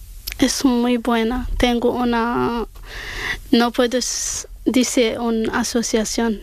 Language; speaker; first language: Spanish; non-native, learner; Arabic